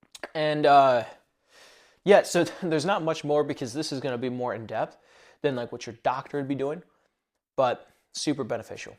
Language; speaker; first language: English; native; English